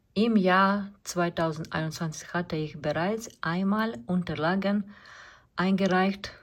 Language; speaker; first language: German; non-native, learner; Ukrainian